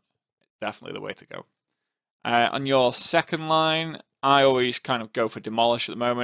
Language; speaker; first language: English; native; English